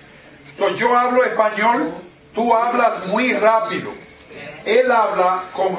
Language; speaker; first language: Spanish; non-native, fluent; English